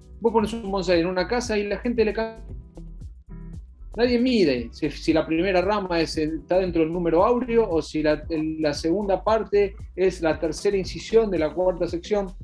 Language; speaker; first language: Spanish; native; Spanish